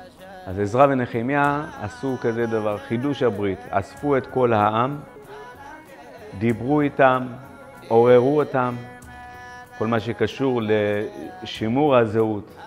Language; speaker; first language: Hebrew; non-native, fluent; Amharic